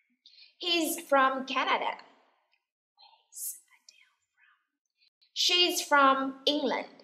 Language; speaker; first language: English; non-native, fluent; Vietnamese